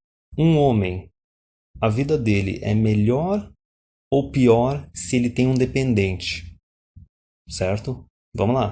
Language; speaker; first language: Portuguese; native; Portuguese